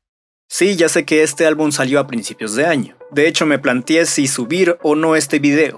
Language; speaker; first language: Spanish; native; Spanish